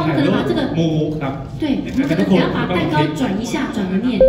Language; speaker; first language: Chinese; native; Chinese